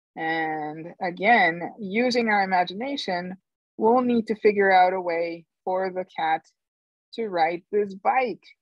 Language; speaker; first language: English; non-native, fluent; Spanish